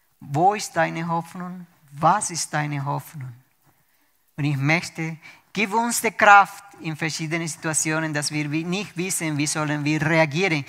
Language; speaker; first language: German; non-native, fluent; Spanish